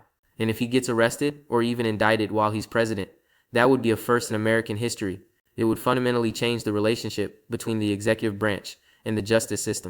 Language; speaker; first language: English; native; English